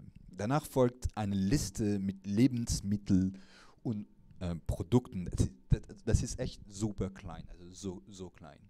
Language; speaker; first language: German; non-native, fluent; French